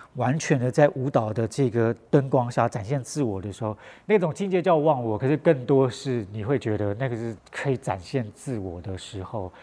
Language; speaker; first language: Chinese; non-native, local second language; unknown